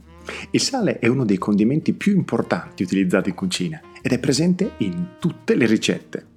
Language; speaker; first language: Italian; native; Italian